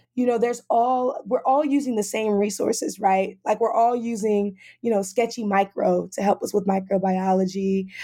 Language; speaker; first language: English; native; English